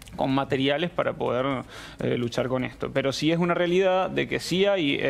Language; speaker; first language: Spanish; native; Spanish